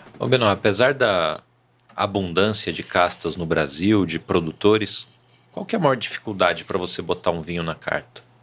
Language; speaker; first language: Portuguese; native; Portuguese